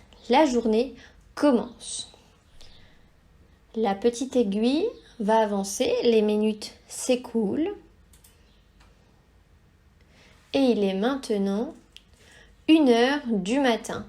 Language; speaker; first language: French; native; French